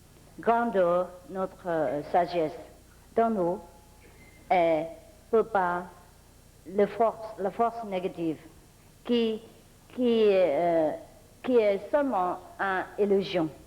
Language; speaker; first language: French; non-native, fluent; Vietnamese